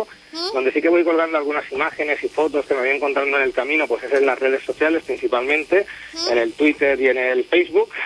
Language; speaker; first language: Spanish; native; Spanish